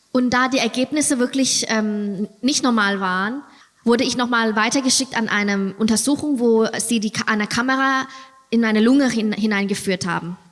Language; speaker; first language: German; non-native, fluent; Thai